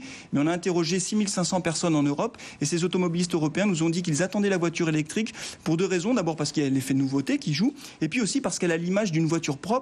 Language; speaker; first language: French; native; French